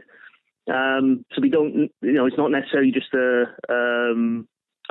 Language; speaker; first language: English; native; English